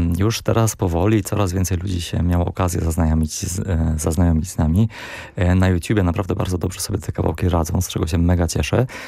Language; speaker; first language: Polish; early bilingual, heritage; Polish